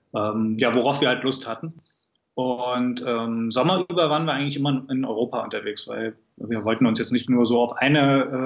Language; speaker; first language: German; native; German